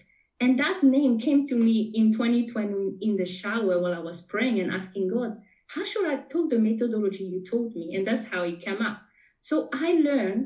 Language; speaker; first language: English; non-native, fluent; French